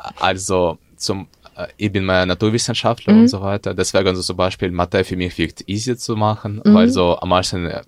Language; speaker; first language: German; non-native, learner; Ukrainian